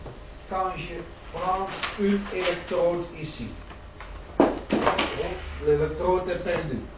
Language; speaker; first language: French; non-native, learner; Dutch